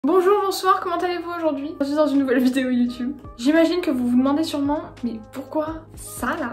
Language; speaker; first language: French; native; French